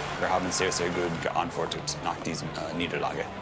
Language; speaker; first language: German; non-native, fluent; English